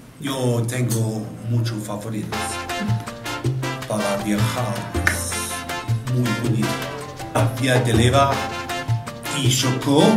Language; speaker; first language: Spanish; non-native, learner; German